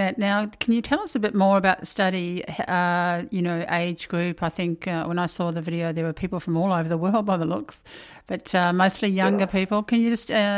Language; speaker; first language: English; native; English